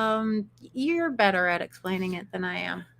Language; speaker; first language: English; native; English